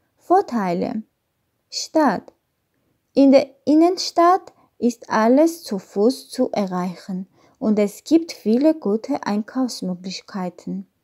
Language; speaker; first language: German; non-native, learner; Armenian